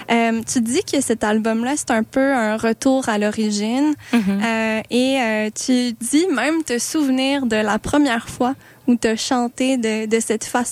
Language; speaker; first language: French; native; French